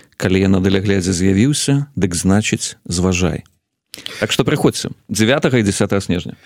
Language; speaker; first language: Belarusian; native; Belarusian